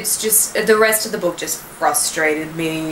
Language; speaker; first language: English; native; English